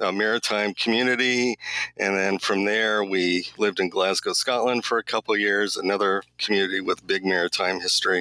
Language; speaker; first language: English; native; English